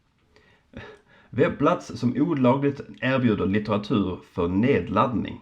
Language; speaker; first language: Swedish; native; Swedish